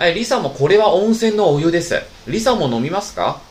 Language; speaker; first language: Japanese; non-native, fluent; Chinese